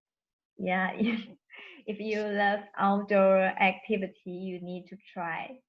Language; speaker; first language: English; non-native, learner; Chinese